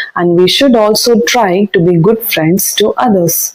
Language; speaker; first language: English; non-native, local second language; Tamil